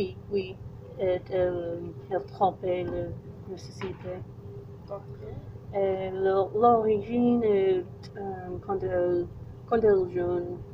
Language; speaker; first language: French; non-native, learner; English